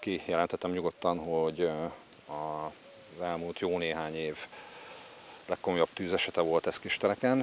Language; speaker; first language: Hungarian; native; Hungarian